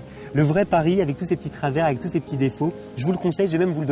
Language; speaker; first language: French; native; French